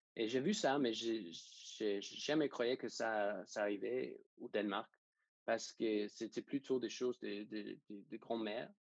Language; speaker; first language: French; non-native, fluent; Danish